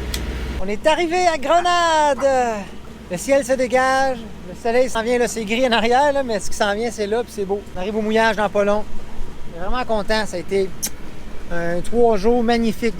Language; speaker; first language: French; native; French